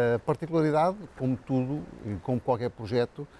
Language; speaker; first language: Portuguese; native; Portuguese